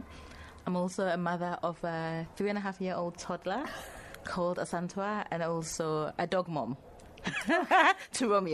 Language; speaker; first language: English; non-native, local second language; Akan